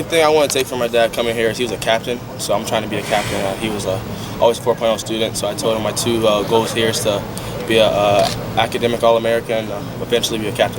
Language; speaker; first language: English; native; English